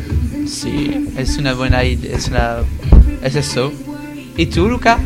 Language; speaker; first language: Spanish; non-native, learner; French